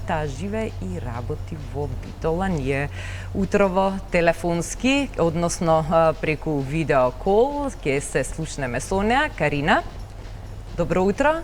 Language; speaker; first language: Macedonian; native; Macedonian